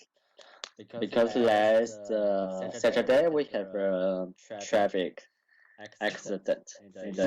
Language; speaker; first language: English; non-native, learner; Chinese